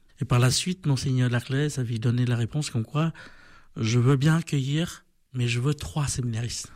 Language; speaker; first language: French; non-native, fluent; Vietnamese